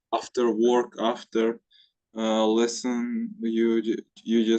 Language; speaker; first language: English; non-native, learner; Russian